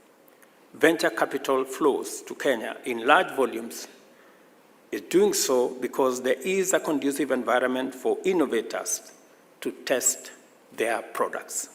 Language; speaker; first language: English; non-native, local second language; Swahili